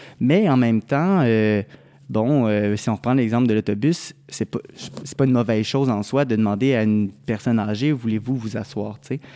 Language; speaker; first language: French; native; French